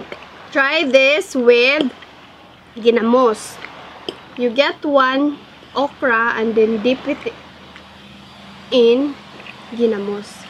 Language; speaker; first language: English; non-native, learner; Cebuano